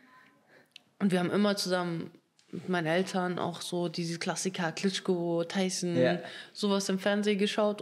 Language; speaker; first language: German; early bilingual, other home language; Russian